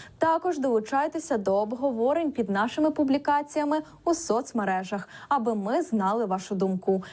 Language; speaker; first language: Ukrainian; native; Ukrainian